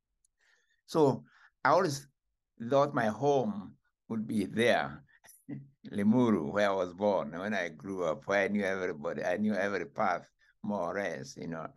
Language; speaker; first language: English; non-native, local second language; Kikuyu